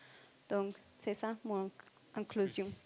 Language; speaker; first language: French; non-native, fluent; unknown